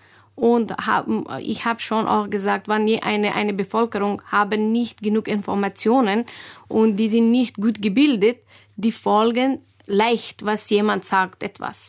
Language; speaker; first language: German; non-native, fluent; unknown